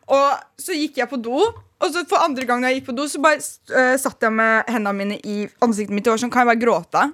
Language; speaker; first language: Norwegian; early bilingual, other home language; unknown